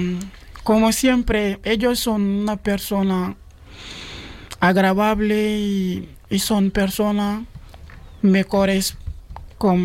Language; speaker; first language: Spanish; non-native, learner; Bambara